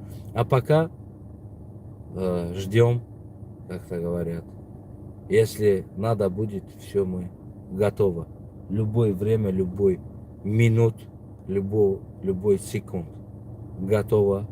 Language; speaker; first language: Russian; non-native, local second language; Tajik